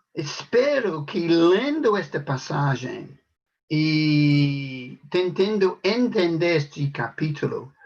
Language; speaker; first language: Portuguese; non-native, fluent; English